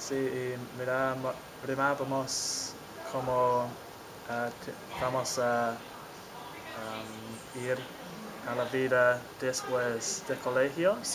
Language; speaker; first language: Spanish; non-native, learner; English